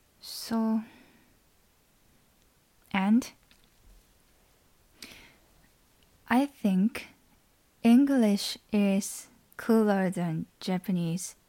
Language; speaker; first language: English; non-native, learner; Japanese